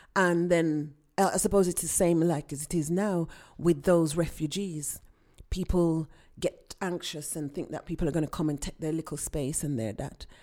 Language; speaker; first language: English; native; English